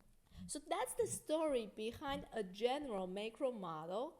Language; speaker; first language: English; non-native, fluent; Chinese